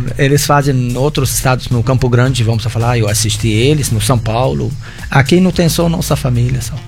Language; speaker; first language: Portuguese; non-native, fluent; Arabic